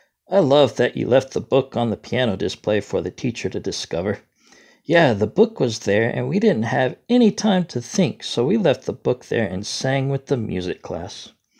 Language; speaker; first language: English; native; English